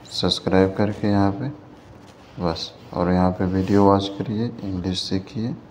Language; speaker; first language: Hindi; native; Hindi